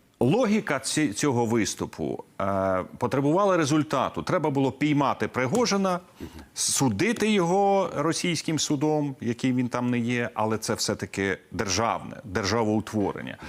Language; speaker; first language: Ukrainian; native; Ukrainian